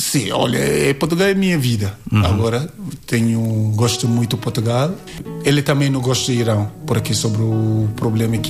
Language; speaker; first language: Portuguese; non-native, learner; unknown